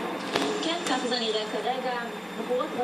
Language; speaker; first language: Hebrew; native; Hebrew